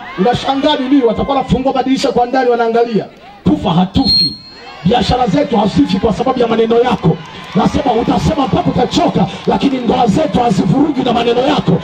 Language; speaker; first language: Swahili; native; Swahili